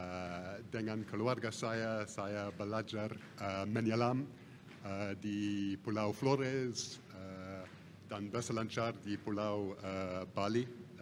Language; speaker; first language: Indonesian; non-native, fluent; English